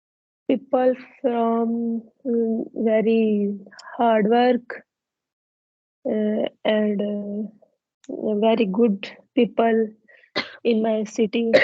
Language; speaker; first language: English; non-native, learner; Punjabi